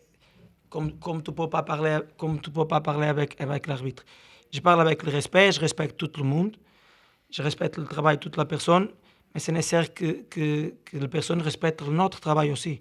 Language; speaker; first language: French; non-native, learner; Portuguese